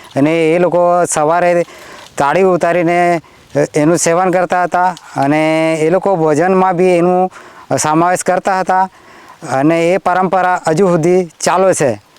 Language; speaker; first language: Gujarati; non-native, local second language; Bhili